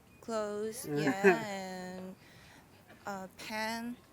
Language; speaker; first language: English; non-native, learner; Korean